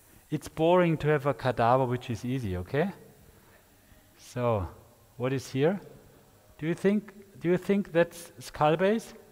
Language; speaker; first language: English; non-native, fluent; German